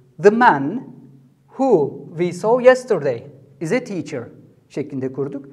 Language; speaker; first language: English; non-native, fluent; Turkish